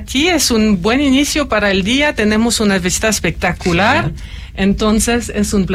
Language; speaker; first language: Spanish; non-native, fluent; French